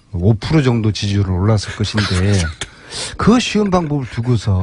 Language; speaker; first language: Korean; native; Korean